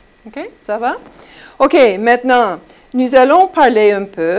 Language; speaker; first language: French; non-native, fluent; English